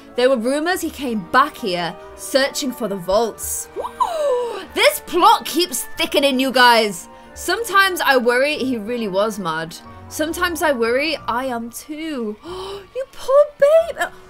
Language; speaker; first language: English; native; English